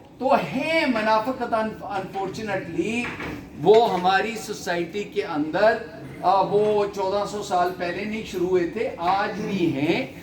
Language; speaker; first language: Urdu; non-native, local second language; Punjabi